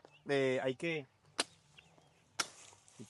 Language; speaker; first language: Spanish; native; Spanish